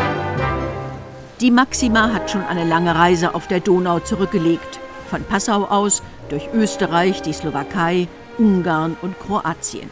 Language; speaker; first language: German; native; German